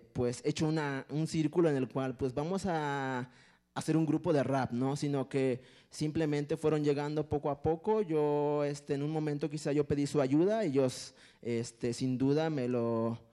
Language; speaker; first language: Spanish; non-native, local second language; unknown